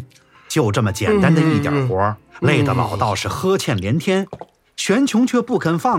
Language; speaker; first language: Chinese; native; Chinese